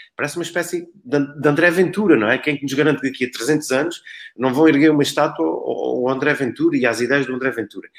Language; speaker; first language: Portuguese; native; Portuguese